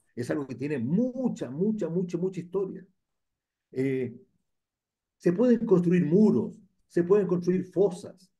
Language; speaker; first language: Spanish; native; Spanish